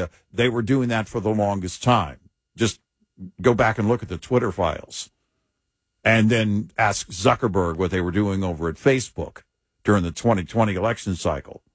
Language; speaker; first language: English; native; English